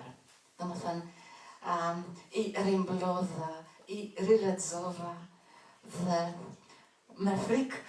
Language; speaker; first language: Albanian; non-native, fluent; German